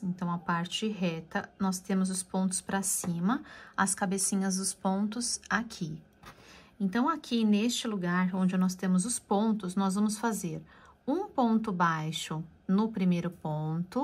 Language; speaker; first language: Portuguese; native; Portuguese